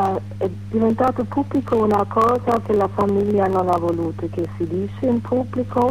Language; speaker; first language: Italian; non-native, fluent; German